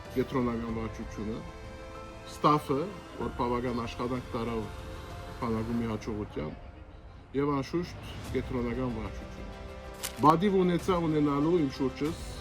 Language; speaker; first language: Armenian; early bilingual, heritage; Armenian